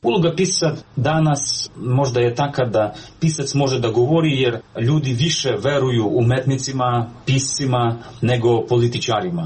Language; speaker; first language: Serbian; non-native, fluent; Ukrainian